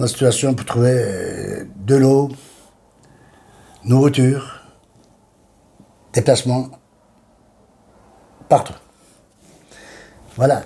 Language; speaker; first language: French; non-native, learner; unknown